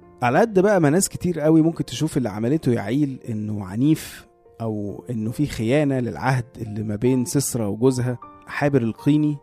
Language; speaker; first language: Arabic; native; Arabic